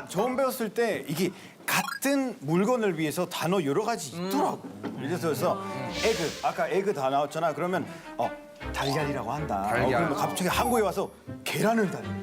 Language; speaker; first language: Korean; non-native, fluent; Spanish